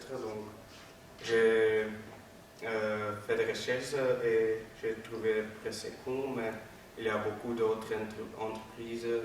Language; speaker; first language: French; non-native, learner; Dutch